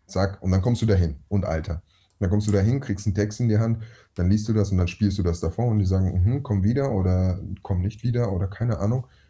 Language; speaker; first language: German; early bilingual, other home language; Russian